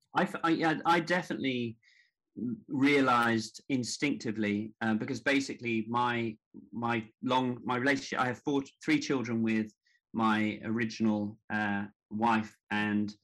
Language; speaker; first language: English; native; English